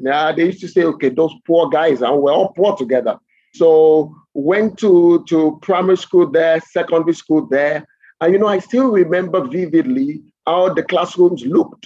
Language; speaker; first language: English; non-native, local second language; Yoruba